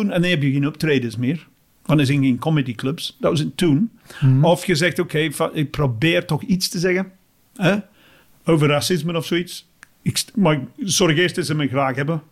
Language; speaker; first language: Dutch; non-native, fluent; English